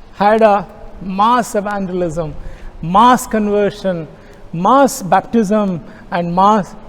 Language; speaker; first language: English; non-native, local second language; Kannada